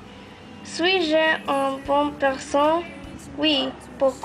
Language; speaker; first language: French; non-native, learner; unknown